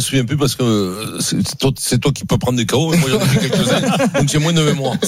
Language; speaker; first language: French; native; French